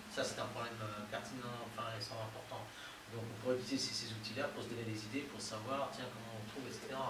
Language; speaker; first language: French; native; French